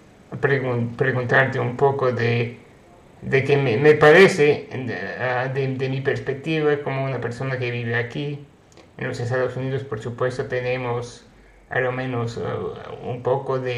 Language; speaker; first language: Spanish; non-native, fluent; English